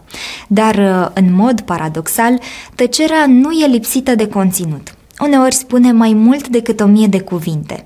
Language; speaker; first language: Romanian; native; Romanian